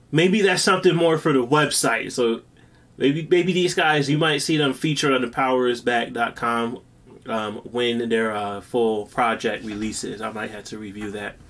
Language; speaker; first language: English; native; English